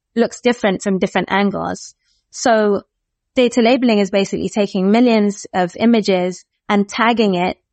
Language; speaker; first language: English; native; English